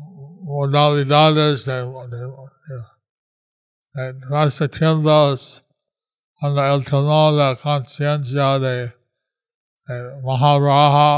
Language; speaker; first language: Spanish; non-native, learner; English